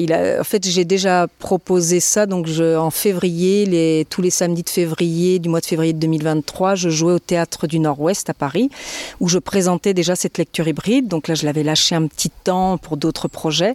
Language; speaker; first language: French; native; French